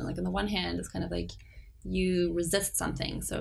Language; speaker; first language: English; non-native, local second language; Afrikaans